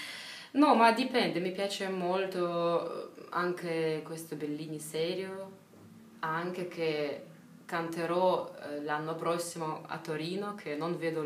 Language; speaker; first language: Italian; non-native, fluent; Russian